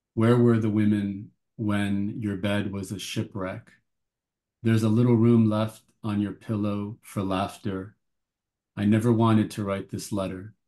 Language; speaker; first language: English; native; English